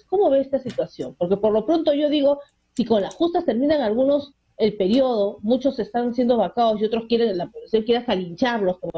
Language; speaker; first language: Spanish; native; Spanish